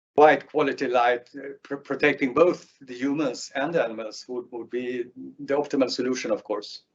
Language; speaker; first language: English; non-native, fluent; Swedish